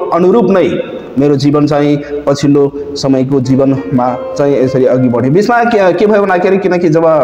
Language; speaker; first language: Nepali; non-native, local second language; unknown